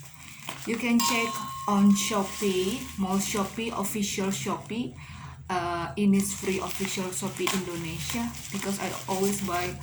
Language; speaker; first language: English; non-native, learner; Indonesian